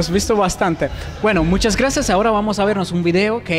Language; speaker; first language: Spanish; non-native, fluent; Italian